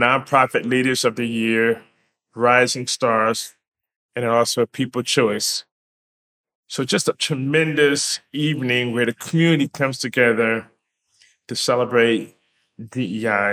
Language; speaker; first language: English; native; English